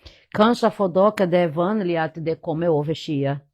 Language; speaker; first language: Norwegian; non-native, fluent; Portuguese